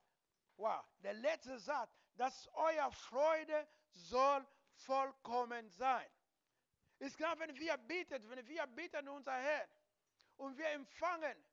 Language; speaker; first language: German; non-native, learner; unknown